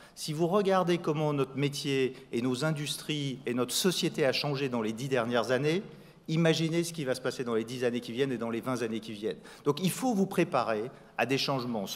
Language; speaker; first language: French; native; French